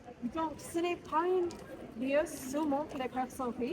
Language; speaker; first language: French; non-native, learner; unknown